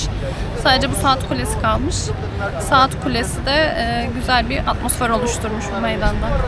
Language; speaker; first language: Turkish; native; Turkish